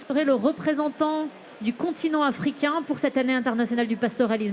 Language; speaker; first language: French; native; French